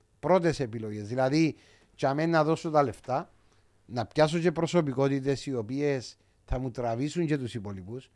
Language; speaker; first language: Greek; native; Greek